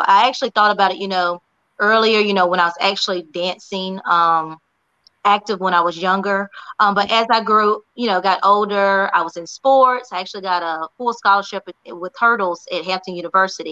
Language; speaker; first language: English; native; English